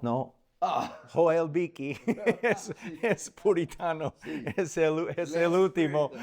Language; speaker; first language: Spanish; non-native, fluent; English